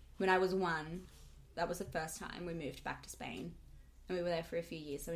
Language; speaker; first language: English; non-native, local second language; Spanish